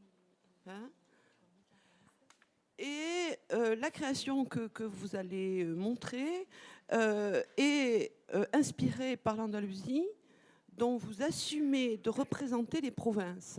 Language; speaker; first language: French; native; French